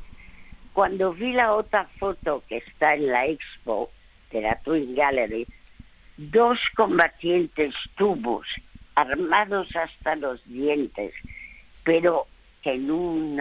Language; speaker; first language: Spanish; early bilingual, other home language; French